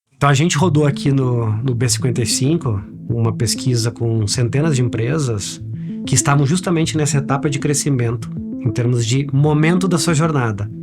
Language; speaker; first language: Portuguese; native; Portuguese